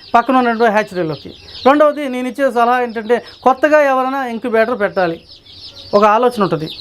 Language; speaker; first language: Telugu; native; Telugu